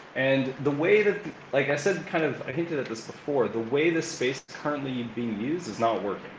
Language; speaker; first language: English; native; English